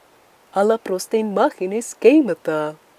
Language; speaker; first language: Greek; non-native, learner; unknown